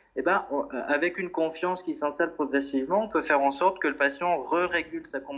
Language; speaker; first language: French; native; French